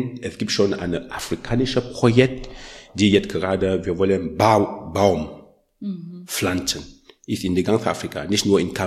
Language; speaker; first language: German; non-native, learner; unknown